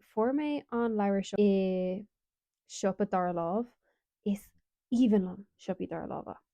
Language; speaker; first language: Irish; non-native, local second language; English